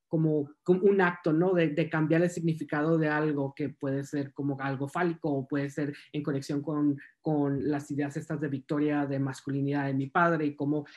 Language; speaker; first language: Spanish; native; Spanish